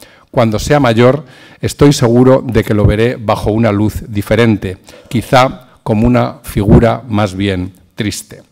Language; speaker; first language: Spanish; native; Spanish